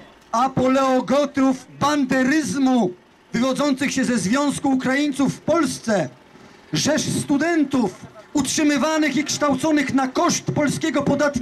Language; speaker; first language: Polish; native; Polish